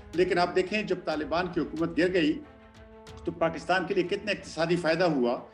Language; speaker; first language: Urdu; non-native, local second language; Pashto